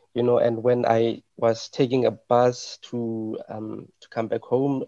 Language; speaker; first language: English; non-native, local second language; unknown